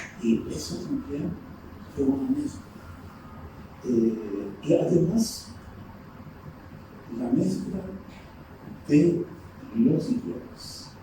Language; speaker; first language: Spanish; non-native, fluent; Turkish